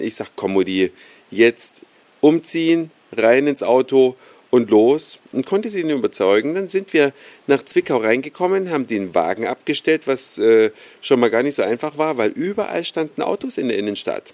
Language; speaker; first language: German; native; German